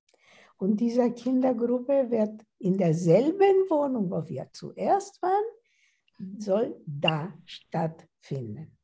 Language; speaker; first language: German; non-native, fluent; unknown